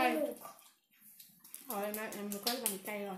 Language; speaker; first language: Russian; non-native, learner; Vietnamese